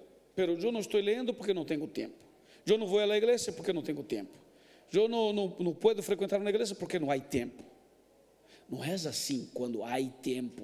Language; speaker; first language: Spanish; non-native, fluent; Portuguese